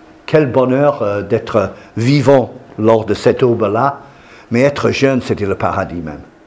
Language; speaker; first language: French; non-native, fluent; English